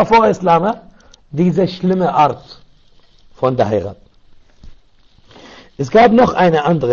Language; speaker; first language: German; non-native, learner; Arabic